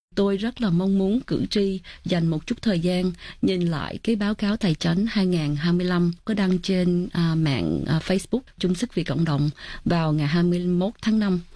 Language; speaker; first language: Vietnamese; early bilingual, heritage; Vietnamese